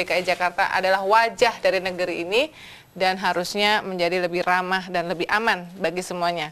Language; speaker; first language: Indonesian; native; Indonesian